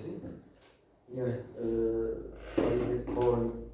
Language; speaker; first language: English; non-native, learner; Turkish